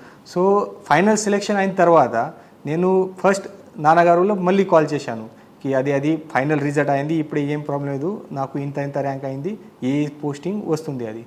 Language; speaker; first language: Telugu; non-native, local second language; Marathi